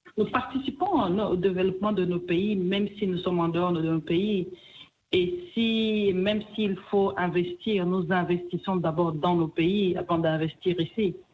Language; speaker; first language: French; non-native, local second language; Kinyarwanda